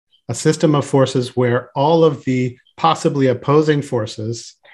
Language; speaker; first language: English; native; English